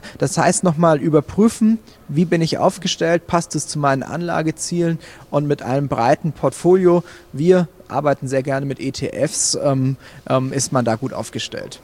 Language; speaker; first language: German; native; German